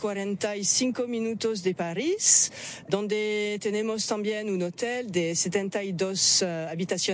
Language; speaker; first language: Spanish; non-native, fluent; French